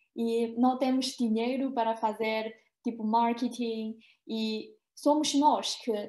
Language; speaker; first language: Portuguese; non-native, fluent; Chinese